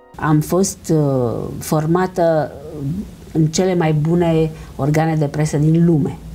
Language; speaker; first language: Romanian; early bilingual, heritage; Romanian